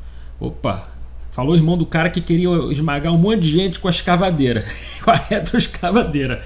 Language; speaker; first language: Portuguese; native; Portuguese